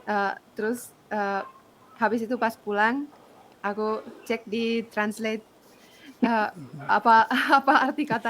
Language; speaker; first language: Indonesian; non-native, fluent; Finnish